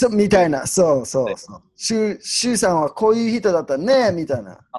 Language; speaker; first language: Japanese; non-native, learner; English